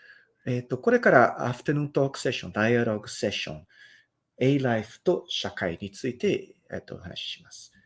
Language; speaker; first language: Japanese; non-native, fluent; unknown